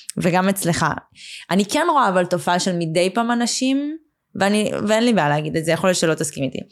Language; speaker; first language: Hebrew; native; Hebrew